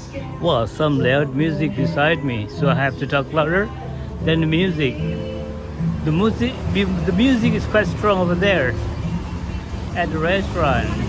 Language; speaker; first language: English; non-native, fluent; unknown